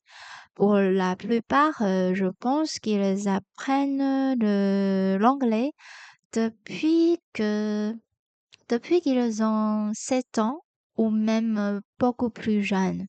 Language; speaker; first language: French; non-native, fluent; Chinese